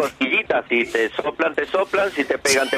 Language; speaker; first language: Spanish; native; Spanish